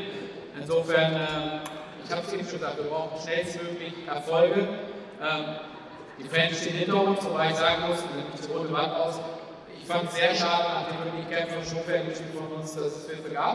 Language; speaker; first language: German; native; German